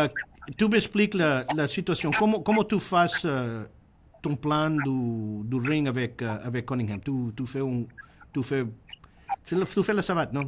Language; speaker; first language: French; non-native, learner; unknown